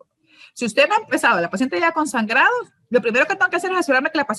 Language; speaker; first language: Spanish; native; Spanish